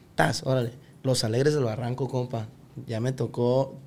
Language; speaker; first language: Spanish; native; Spanish